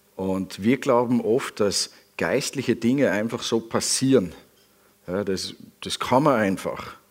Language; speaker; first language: German; native; German